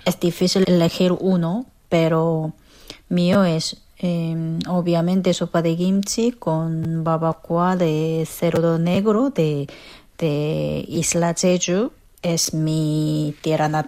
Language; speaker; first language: Spanish; non-native, learner; Korean